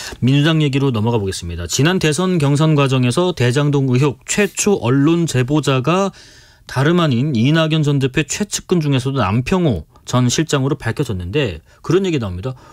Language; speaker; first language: Korean; native; Korean